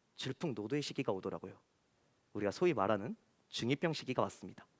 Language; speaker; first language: Korean; native; Korean